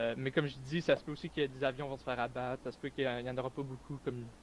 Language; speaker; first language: French; native; French